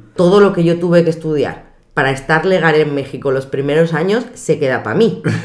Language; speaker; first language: Spanish; native; Spanish